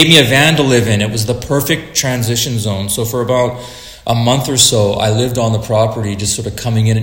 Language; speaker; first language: English; native; English